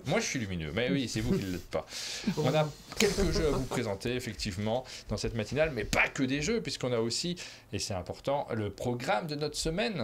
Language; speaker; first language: French; native; French